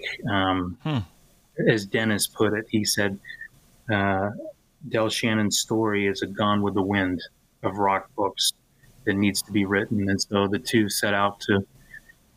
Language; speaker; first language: English; native; English